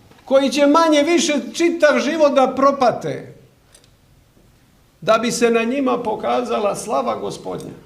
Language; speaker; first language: Croatian; native; Croatian